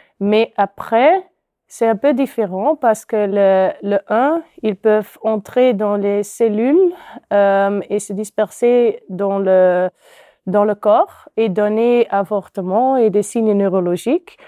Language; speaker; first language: French; non-native, local second language; Dutch